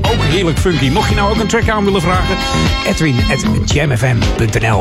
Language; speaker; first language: Dutch; native; Dutch